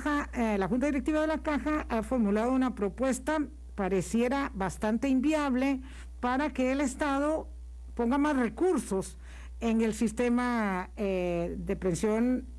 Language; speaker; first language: Spanish; native; Spanish